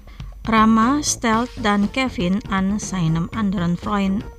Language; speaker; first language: German; non-native, fluent; Indonesian